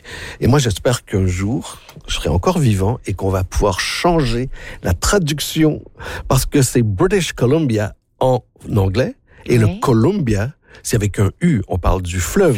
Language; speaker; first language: French; native; French